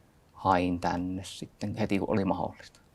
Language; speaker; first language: Finnish; native; Finnish